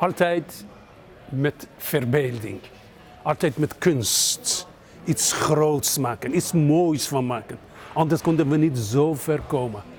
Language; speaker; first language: Dutch; non-native, fluent; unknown